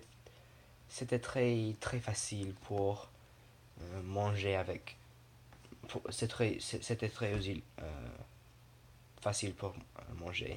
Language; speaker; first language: French; non-native, learner; English